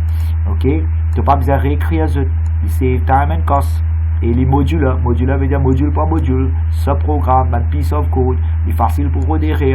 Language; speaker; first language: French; non-native, local second language; Morisyen